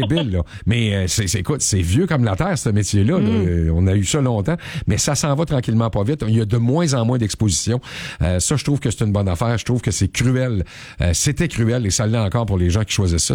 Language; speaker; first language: French; native; French